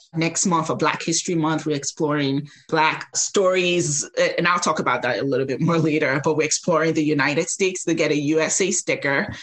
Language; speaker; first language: English; non-native, local second language; Yoruba